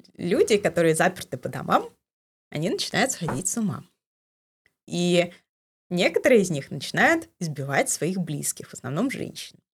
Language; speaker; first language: Russian; native; Russian